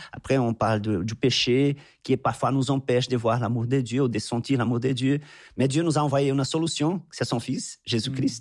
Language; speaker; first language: French; non-native, fluent; Portuguese